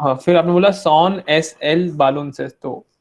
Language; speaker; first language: Hindi; native; Hindi